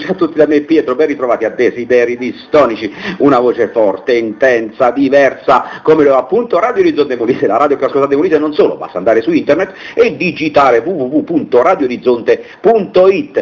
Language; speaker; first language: Italian; native; Italian